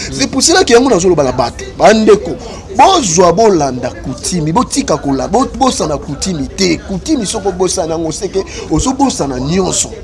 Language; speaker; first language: Lingala; non-native, local second language; Kongo